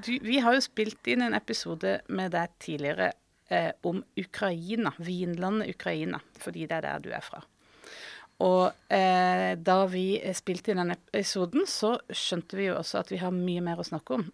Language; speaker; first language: Norwegian; native; Norwegian